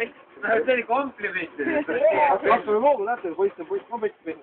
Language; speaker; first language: Estonian; native; Estonian